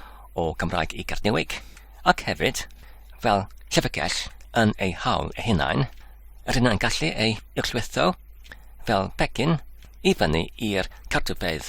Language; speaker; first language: Welsh; non-native, learner; English